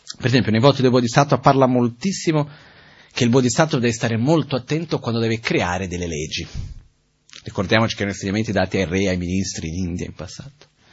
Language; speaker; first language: Italian; non-native, fluent; Portuguese